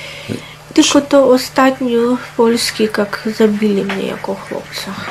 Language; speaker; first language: Polish; non-native, fluent; Russian